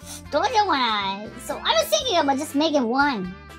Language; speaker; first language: English; non-native, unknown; Japanese